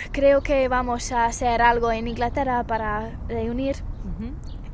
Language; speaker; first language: Spanish; non-native, fluent; English